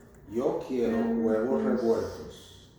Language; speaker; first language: Spanish; non-native, learner; English